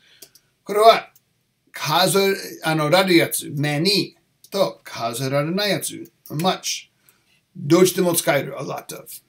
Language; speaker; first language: Japanese; non-native, learner; English